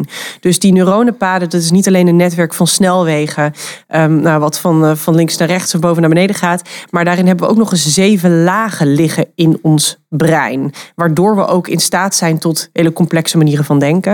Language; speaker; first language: Dutch; native; Dutch